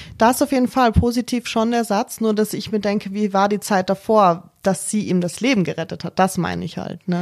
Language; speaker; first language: German; native; German